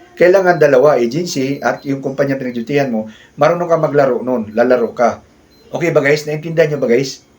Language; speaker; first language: Filipino; non-native, local second language; Cebuano